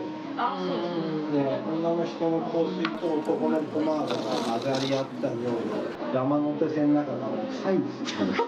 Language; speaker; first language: Japanese; native; Japanese